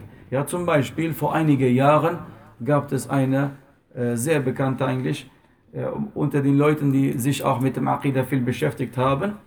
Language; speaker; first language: German; non-native, fluent; Arabic